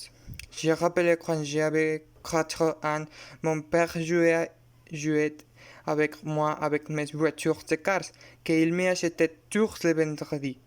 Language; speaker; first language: French; non-native, learner; Spanish